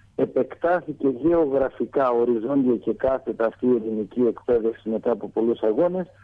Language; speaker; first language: Greek; native; Greek